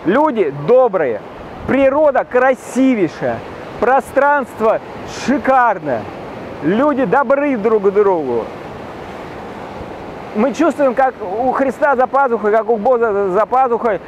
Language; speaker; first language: Russian; native; Russian